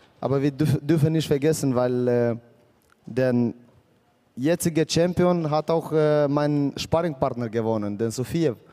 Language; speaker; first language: German; non-native, fluent; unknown